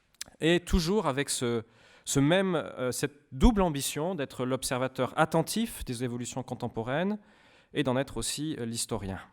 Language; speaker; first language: French; native; French